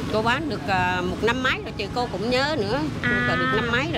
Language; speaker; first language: Vietnamese; native; Vietnamese